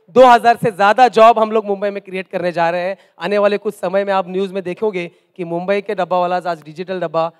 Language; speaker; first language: Hindi; non-native, local second language; Marathi